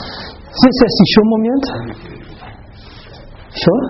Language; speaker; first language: Russian; non-native, fluent; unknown